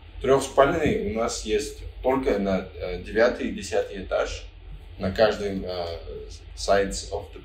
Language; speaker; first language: Russian; non-native, fluent; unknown